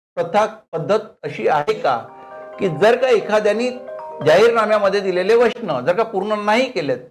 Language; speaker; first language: Marathi; native; Marathi